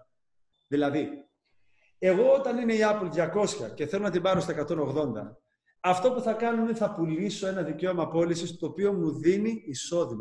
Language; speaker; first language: Greek; native; Greek